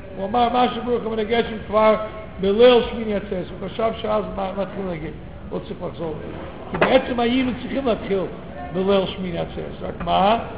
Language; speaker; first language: Hebrew; non-native, fluent; English